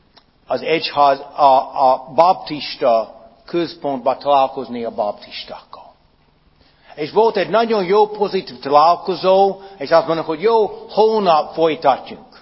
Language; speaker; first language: Hungarian; non-native, fluent; English